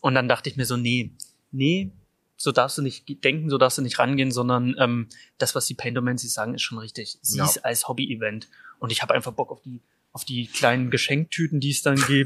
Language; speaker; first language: German; native; German